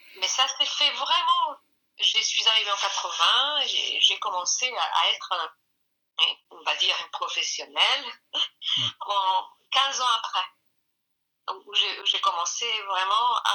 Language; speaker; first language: French; non-native, fluent; Spanish